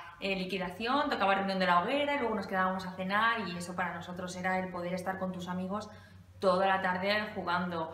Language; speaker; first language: Spanish; native; Spanish